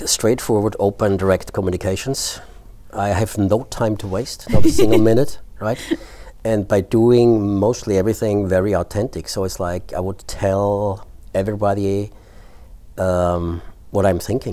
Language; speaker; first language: English; non-native, fluent; German